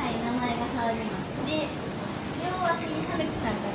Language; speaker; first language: Japanese; native; Japanese